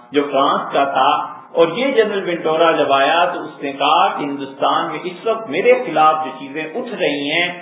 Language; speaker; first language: Urdu; native; Urdu